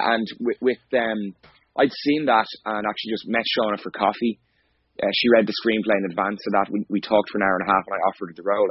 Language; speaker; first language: English; native; English